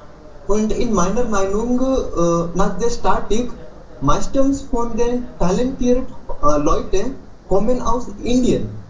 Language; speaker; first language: German; non-native, learner; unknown